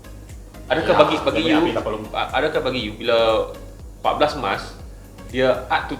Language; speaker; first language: Malay; native; Malay